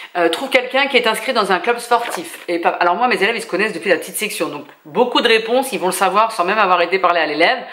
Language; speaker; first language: French; native; French